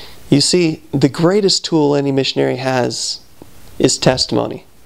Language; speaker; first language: English; native; English